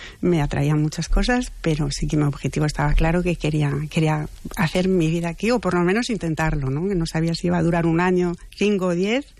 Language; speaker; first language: Spanish; non-native, fluent; French